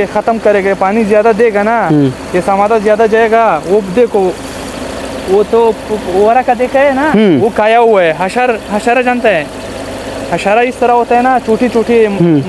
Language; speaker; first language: Hindi; non-native, fluent; Pashto